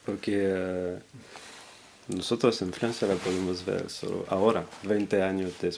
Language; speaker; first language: Spanish; non-native, fluent; French